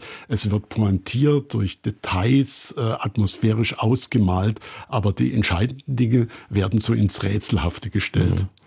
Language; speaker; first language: German; native; German